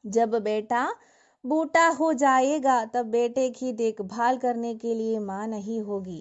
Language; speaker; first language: Hindi; non-native, local second language; Malayalam